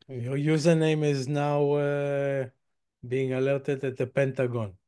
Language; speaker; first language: English; non-native, fluent; Hebrew